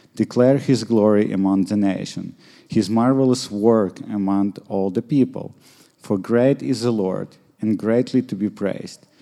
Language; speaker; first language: English; non-native, fluent; Ukrainian